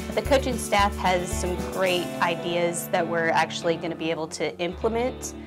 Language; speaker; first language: English; native; English